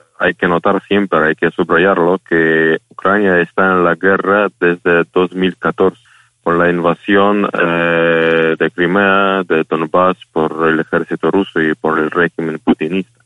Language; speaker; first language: Spanish; non-native, fluent; Ukrainian